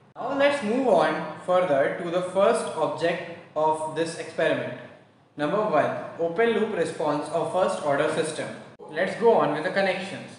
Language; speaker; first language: English; non-native, local second language; Hindi